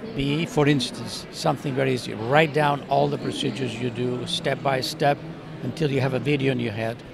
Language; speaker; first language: English; non-native, fluent; Spanish